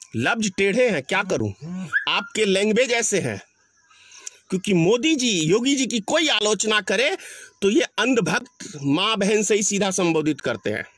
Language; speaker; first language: Hindi; native; Hindi